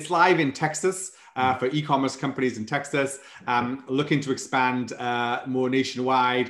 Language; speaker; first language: English; native; English